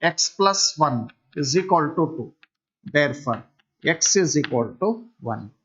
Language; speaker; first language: English; non-native, local second language; Kannada